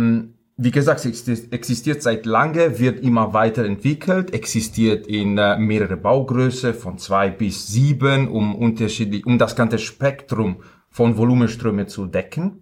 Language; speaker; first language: German; non-native, fluent; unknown